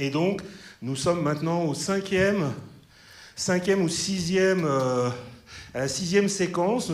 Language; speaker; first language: French; native; French